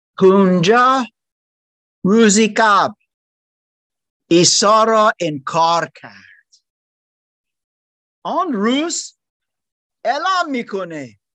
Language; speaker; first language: Persian; non-native, learner; German